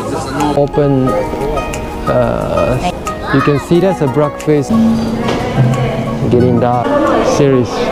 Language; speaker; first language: English; non-native, learner; Japanese